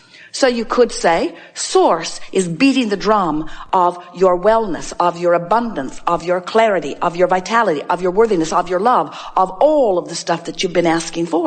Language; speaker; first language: English; native; English